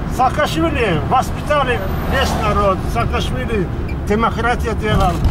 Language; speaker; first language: Russian; non-native, local second language; Azerbaijani